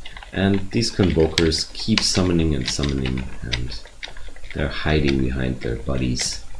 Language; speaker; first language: English; non-native, fluent; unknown